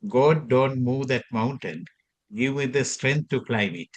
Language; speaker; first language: English; non-native, local second language; Sinhala